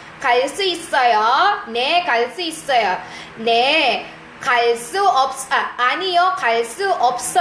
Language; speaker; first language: Korean; non-native, fluent; Iloko